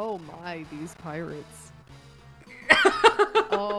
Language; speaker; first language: English; native; English